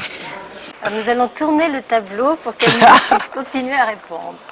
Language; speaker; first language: French; native; French